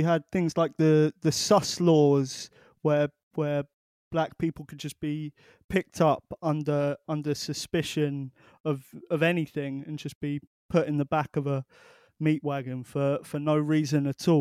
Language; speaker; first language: English; native; English